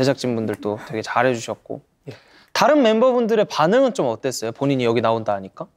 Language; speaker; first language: Korean; native; Korean